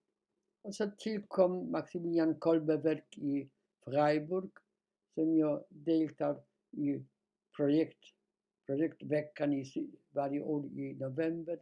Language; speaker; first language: Swedish; non-native, fluent; Polish